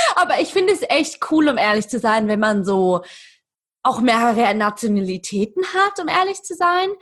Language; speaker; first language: German; native; German